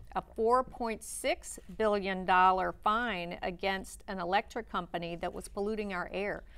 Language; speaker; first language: English; native; English